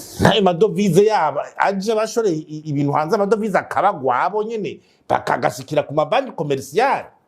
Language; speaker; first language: Rundi; native; Rundi